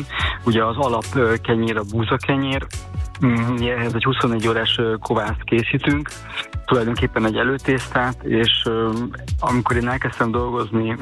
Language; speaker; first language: Hungarian; native; Hungarian